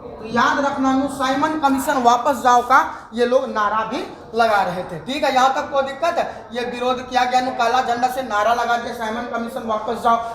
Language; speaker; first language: Hindi; native; Hindi